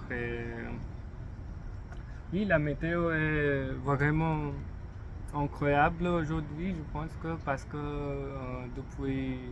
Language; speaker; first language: French; non-native, learner; English